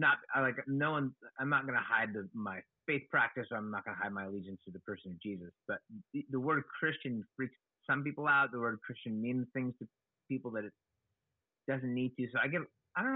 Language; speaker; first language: English; native; English